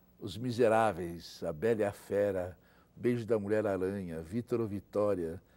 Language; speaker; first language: Portuguese; native; Portuguese